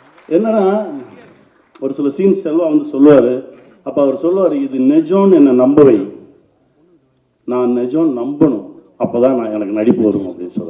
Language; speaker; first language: Tamil; native; Tamil